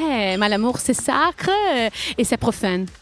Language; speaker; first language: French; non-native, learner; Italian